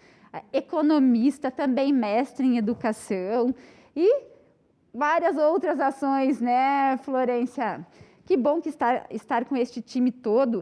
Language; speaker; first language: Portuguese; native; Portuguese